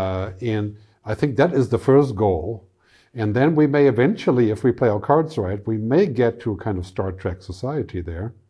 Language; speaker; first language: English; non-native, fluent; German